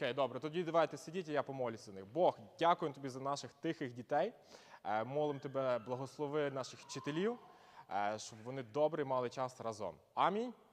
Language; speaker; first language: Ukrainian; native; Ukrainian